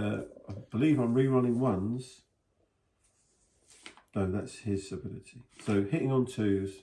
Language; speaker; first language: English; native; English